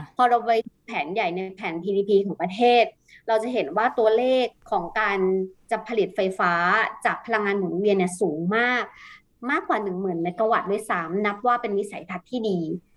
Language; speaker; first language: Thai; native; Thai